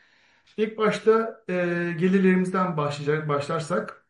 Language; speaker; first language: Turkish; native; Turkish